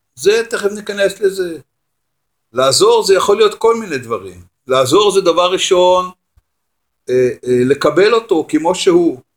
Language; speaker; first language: Hebrew; native; Hebrew